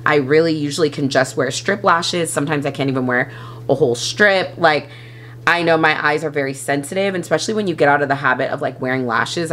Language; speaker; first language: English; native; English